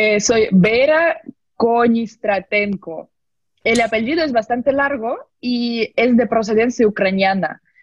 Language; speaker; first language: Spanish; non-native, fluent; Russian